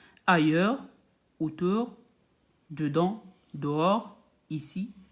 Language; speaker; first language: French; non-native, local second language; Arabic